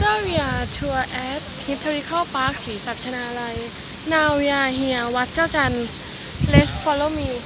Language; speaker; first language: English; non-native, learner; Thai